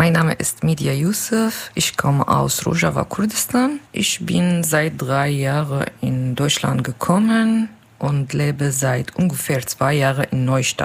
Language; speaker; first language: German; non-native, learner; Kurdish